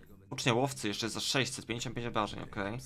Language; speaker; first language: Polish; native; Polish